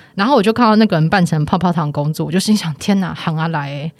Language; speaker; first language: Chinese; native; Chinese